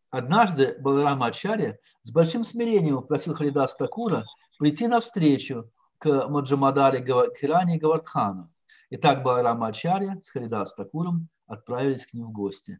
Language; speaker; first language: Russian; native; Russian